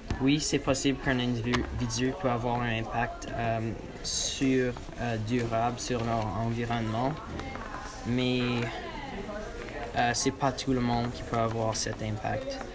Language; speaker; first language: French; non-native, learner; English